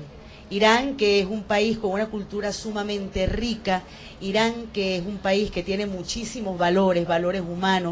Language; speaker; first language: Spanish; native; Spanish